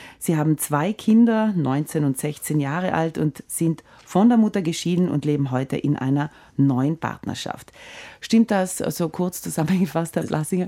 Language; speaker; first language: German; native; German